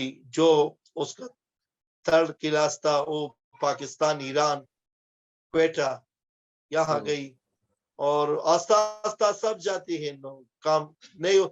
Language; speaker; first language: Hindi; non-native, fluent; Pashto